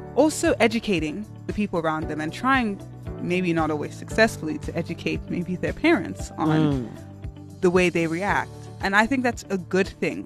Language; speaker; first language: English; native; English